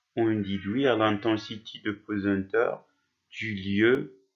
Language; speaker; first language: French; non-native, local second language; Arabic